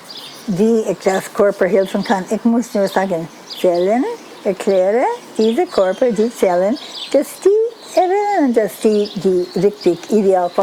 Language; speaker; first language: German; non-native, learner; English